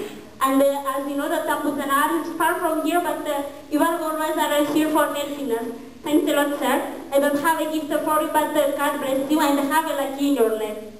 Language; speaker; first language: English; non-native, learner; Malagasy